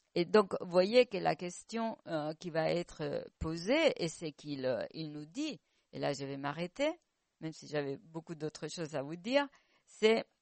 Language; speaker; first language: French; non-native, fluent; Spanish